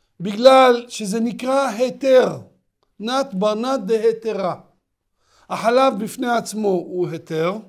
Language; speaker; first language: Hebrew; native; Hebrew